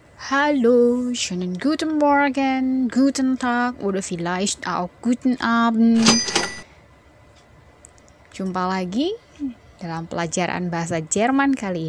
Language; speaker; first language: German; non-native, fluent; Indonesian